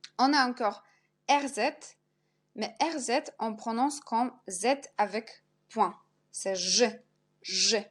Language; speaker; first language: French; non-native, fluent; Polish